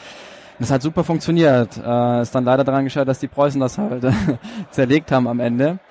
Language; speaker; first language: German; native; German